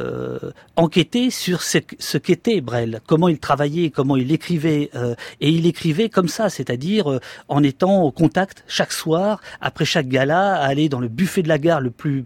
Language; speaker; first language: French; native; French